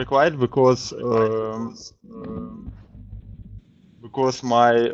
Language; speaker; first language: English; non-native, learner; Russian